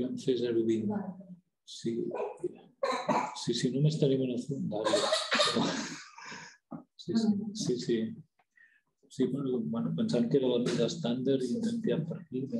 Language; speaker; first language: Catalan; native; Catalan